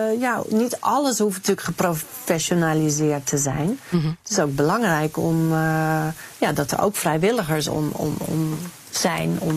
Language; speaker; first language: Dutch; native; Dutch